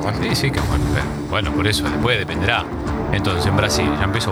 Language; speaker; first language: Spanish; native; Spanish